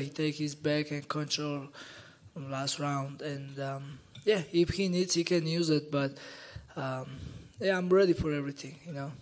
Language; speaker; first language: English; non-native, learner; Georgian